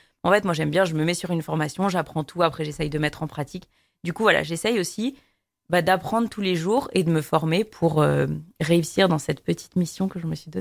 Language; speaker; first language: French; native; French